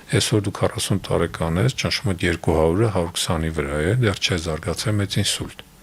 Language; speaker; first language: Armenian; native; Armenian